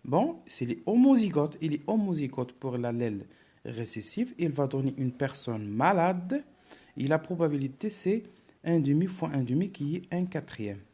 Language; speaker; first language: French; non-native, local second language; Arabic